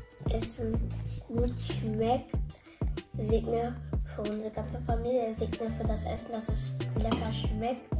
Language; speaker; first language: German; early bilingual, other home language; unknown